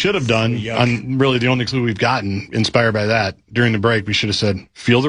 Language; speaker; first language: English; native; English